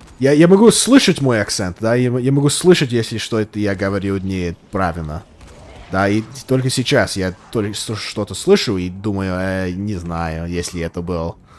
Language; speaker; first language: Russian; non-native, learner; English